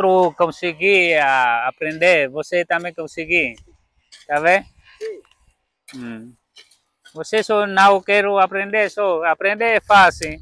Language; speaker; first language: Portuguese; non-native, learner; Vietnamese